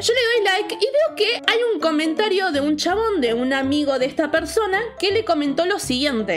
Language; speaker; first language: Spanish; native; Spanish